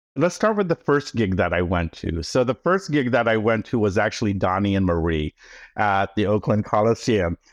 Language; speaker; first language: English; early bilingual, other home language; Filipino